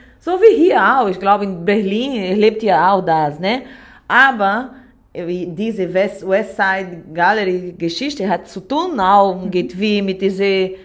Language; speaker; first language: German; non-native, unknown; Portuguese